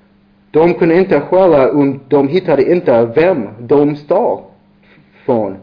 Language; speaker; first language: Swedish; non-native, learner; English